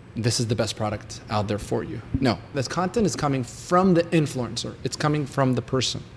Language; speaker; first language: English; non-native, fluent; Hebrew